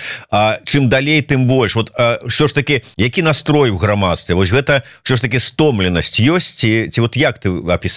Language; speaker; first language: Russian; non-native, local second language; Belarusian